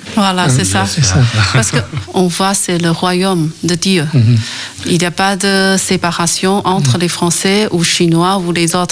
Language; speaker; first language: French; non-native, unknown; Chinese